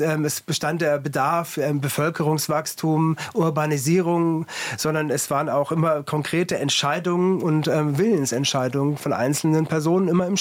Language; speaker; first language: German; native; German